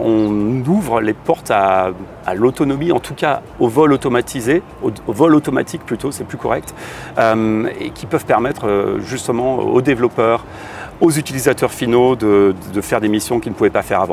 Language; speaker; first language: French; native; French